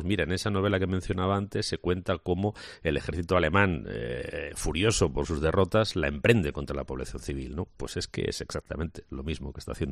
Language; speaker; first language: Spanish; native; Spanish